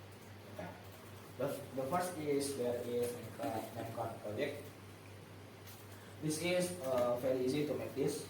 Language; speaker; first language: English; non-native, learner; Indonesian